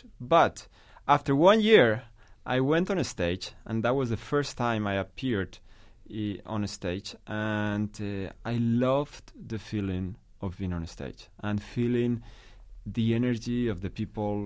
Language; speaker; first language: English; non-native, fluent; Spanish